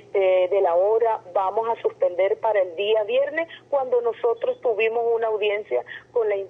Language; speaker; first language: Spanish; native; Spanish